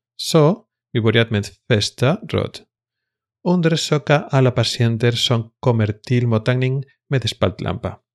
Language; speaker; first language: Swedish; non-native, fluent; Spanish